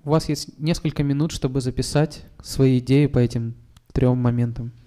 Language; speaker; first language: Russian; native; Russian